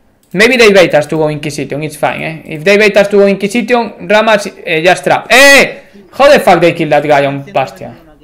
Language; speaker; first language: English; non-native, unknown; Spanish